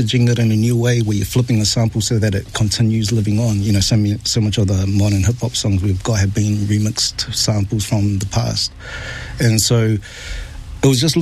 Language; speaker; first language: English; native; English